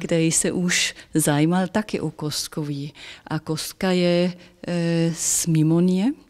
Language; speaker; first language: Czech; non-native, fluent; German